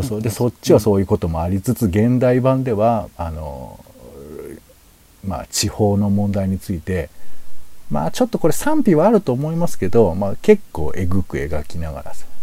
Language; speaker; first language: Japanese; native; Japanese